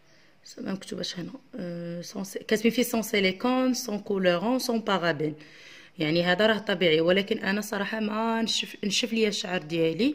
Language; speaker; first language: Arabic; native; Arabic